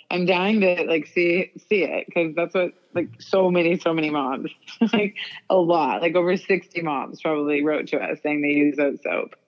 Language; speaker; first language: English; native; English